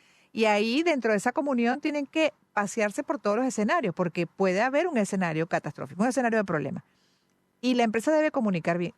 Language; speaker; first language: Spanish; native; Spanish